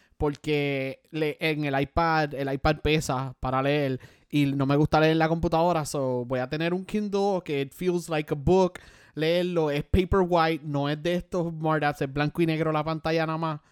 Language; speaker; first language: Spanish; native; Spanish